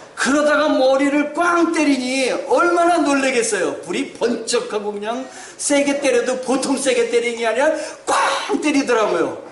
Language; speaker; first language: Korean; native; Korean